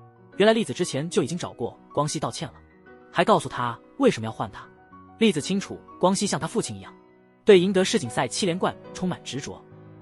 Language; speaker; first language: Chinese; native; Chinese